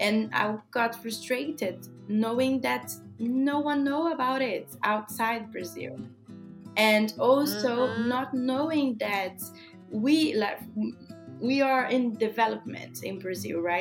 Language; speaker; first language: English; non-native, fluent; Portuguese